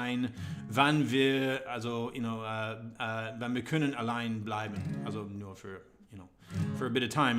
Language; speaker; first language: German; non-native, learner; English